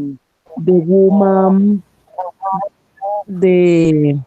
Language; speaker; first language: English; non-native, learner; Spanish